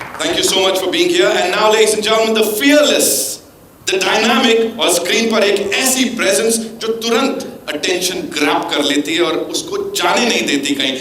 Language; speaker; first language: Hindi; native; Hindi